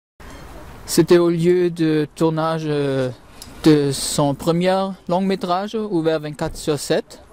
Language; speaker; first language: French; non-native, fluent; German